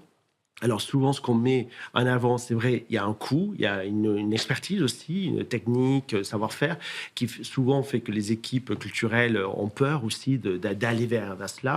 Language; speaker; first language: French; native; French